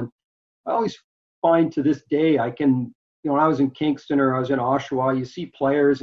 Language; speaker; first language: English; native; English